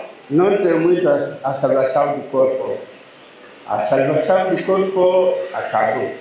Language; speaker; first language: Portuguese; non-native, learner; Lingala